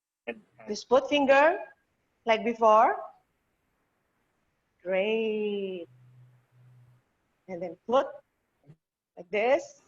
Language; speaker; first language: English; non-native, learner; Indonesian